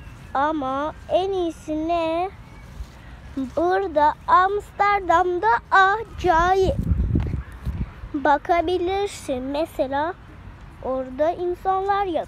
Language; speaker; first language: Turkish; early bilingual, heritage; Turkish